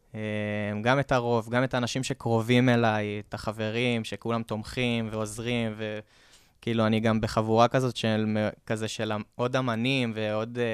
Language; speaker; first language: Hebrew; native; Hebrew